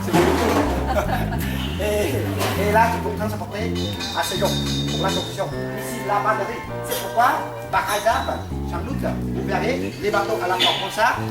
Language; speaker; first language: French; non-native, learner; Vietnamese